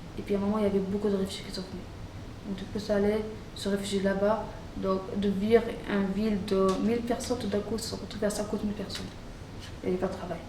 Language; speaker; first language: French; non-native, fluent; Arabic